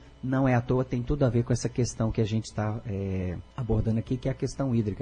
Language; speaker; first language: Portuguese; native; Portuguese